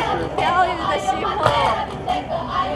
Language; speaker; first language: Chinese; non-native, learner; Japanese